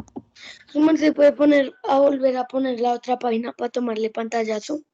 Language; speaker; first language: Spanish; native; Spanish